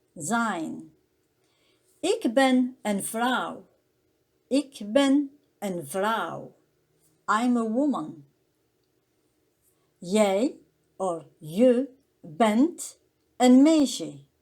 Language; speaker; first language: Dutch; non-native, learner; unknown